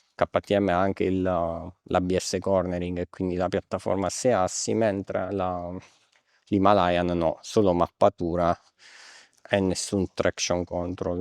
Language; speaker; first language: Italian; native; Italian